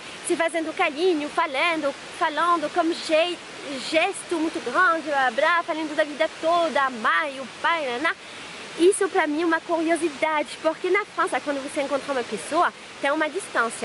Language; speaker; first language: Portuguese; non-native, fluent; French